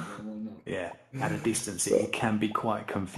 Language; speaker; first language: English; native; English